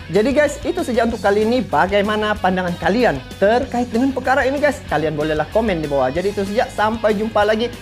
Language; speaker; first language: Malay; native; Malay